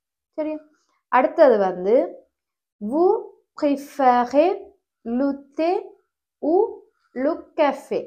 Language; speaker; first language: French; non-native, fluent; Tamil